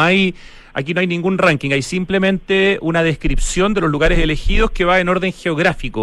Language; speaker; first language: Spanish; native; Spanish